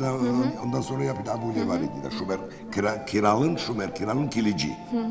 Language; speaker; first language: Turkish; non-native, learner; Georgian